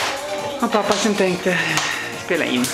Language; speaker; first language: Swedish; non-native, fluent; Bosnian